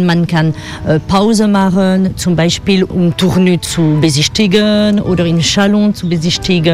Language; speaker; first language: German; non-native, learner; French